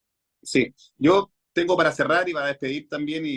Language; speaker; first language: Spanish; native; Spanish